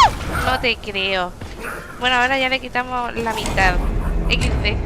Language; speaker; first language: Spanish; native; Spanish